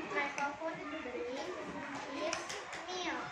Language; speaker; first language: English; non-native, learner; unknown